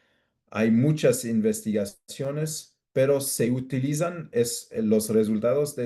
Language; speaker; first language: Spanish; non-native, fluent; English